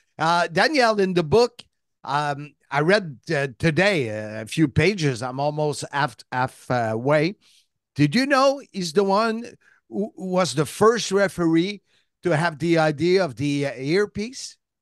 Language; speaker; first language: English; non-native, fluent; French